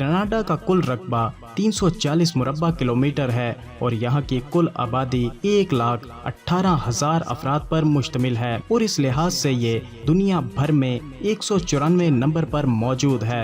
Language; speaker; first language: Urdu; native; Urdu